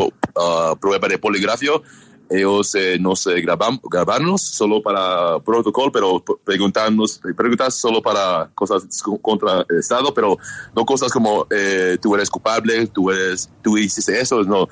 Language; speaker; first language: Spanish; non-native, learner; English